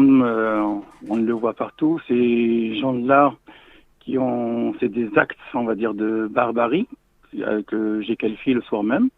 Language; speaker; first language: French; non-native, local second language; Arabic